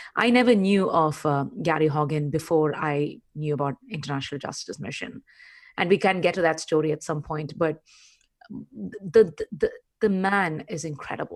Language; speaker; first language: English; non-native, local second language; Malayalam